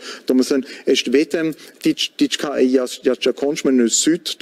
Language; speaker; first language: Albanian; non-native, fluent; German